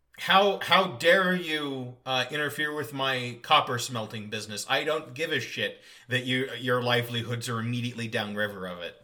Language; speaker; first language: English; native; English